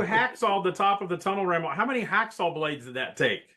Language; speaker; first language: English; native; English